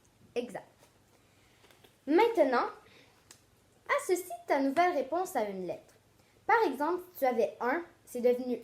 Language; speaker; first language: French; native; French